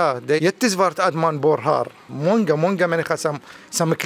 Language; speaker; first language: Swedish; non-native, learner; Arabic